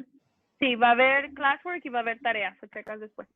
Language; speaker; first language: Spanish; early bilingual, other home language; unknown